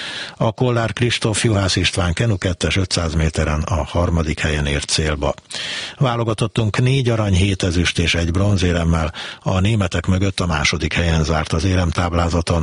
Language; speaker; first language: Hungarian; native; Hungarian